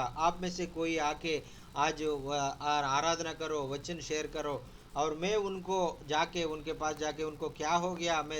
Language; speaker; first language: Hindi; non-native, local second language; Telugu